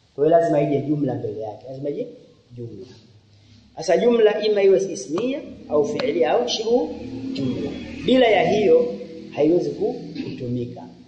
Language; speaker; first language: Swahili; native; Swahili